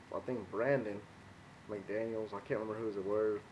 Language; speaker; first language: English; native; English